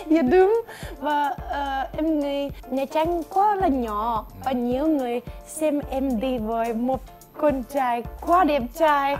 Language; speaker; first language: Vietnamese; non-native, learner; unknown